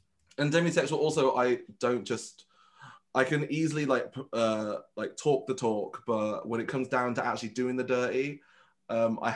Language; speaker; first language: English; non-native, local second language; Vietnamese